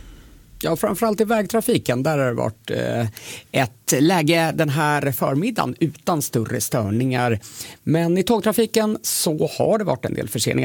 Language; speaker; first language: Swedish; native; Swedish